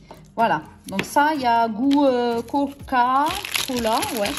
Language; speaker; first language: French; native; French